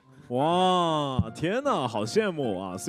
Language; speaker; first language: Chinese; native; Chinese